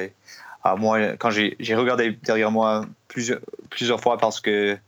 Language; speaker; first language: French; non-native, learner; English